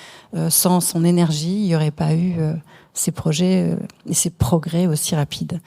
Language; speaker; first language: French; native; French